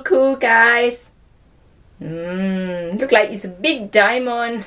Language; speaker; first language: English; non-native, learner; Thai